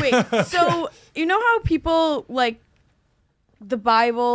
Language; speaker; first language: English; native; English